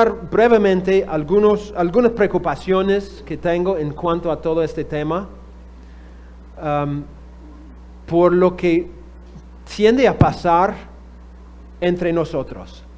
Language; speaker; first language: Spanish; non-native, fluent; English